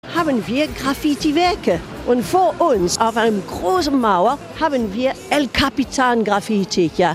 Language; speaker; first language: German; non-native, fluent; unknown